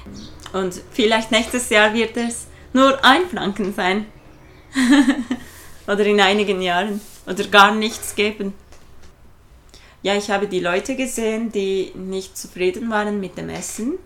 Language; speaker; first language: German; non-native, fluent; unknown